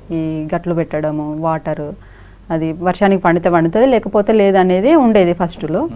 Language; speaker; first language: Telugu; native; Telugu